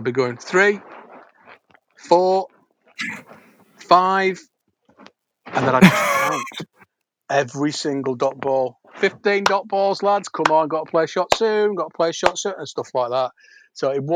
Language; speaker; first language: English; native; English